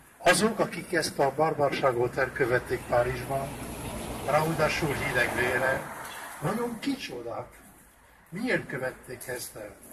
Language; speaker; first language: Hungarian; non-native, fluent; French